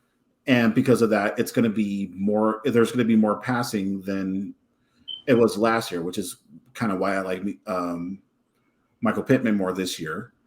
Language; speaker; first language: English; native; English